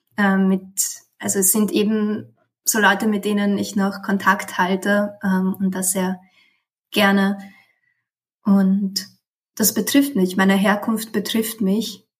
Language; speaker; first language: German; early bilingual, other home language; Romanian